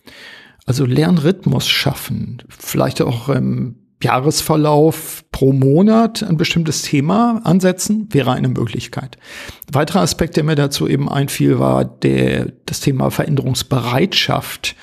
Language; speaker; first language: German; native; German